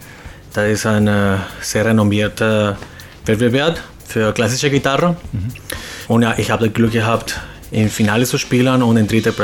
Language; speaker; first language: German; non-native, fluent; Spanish